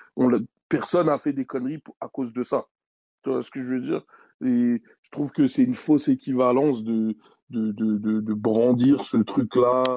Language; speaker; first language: French; native; French